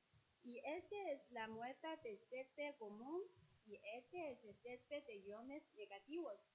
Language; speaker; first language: Spanish; non-native, fluent; Chinese